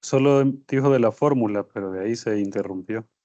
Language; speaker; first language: Spanish; native; Spanish